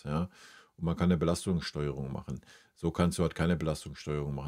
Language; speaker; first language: German; native; German